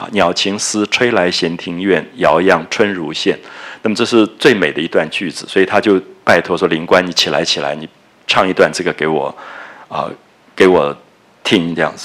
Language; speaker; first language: Chinese; native; Chinese